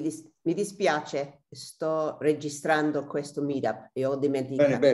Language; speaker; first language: Italian; non-native, fluent; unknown